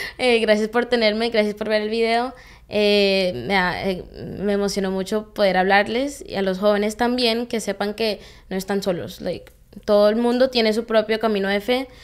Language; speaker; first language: Spanish; early bilingual, heritage; Spanish